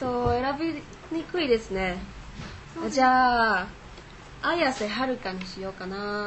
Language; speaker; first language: Japanese; non-native, learner; Chinese